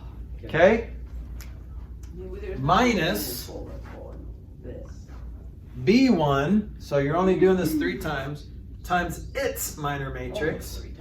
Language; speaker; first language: English; native; English